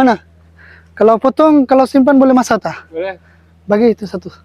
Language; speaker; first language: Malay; non-native, learner; Bangla